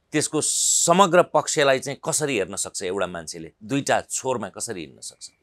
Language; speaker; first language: Nepali; native; Nepali